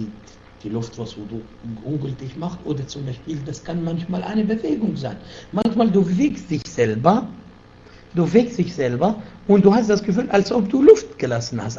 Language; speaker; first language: German; non-native, fluent; Arabic